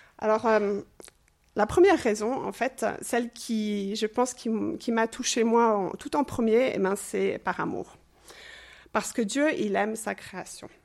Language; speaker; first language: French; non-native, fluent; English